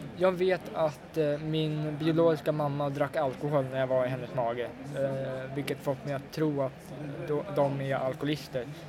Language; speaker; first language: Swedish; early bilingual, other home language; Russian